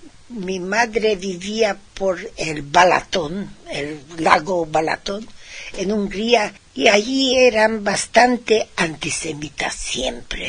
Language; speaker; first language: Spanish; non-native, fluent; Hungarian